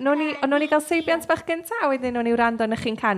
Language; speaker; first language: Welsh; native; Welsh